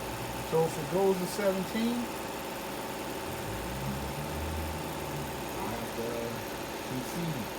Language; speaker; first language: English; native; English